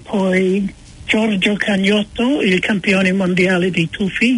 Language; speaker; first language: Italian; non-native, fluent; English